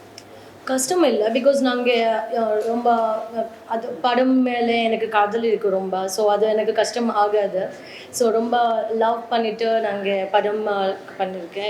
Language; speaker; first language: Tamil; non-native, learner; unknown